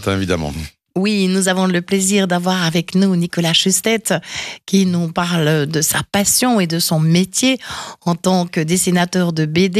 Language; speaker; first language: French; native; French